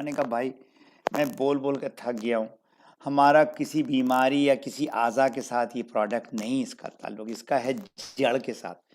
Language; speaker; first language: Urdu; native; Urdu